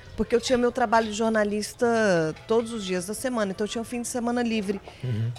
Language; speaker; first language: Portuguese; native; Portuguese